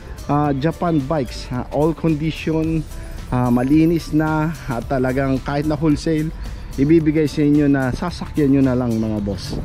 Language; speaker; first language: Filipino; native; Filipino